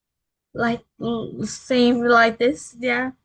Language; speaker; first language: English; non-native, learner; Vietnamese